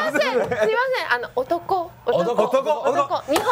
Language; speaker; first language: Japanese; non-native, learner; Chinese